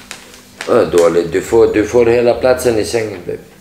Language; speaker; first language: Swedish; non-native, learner; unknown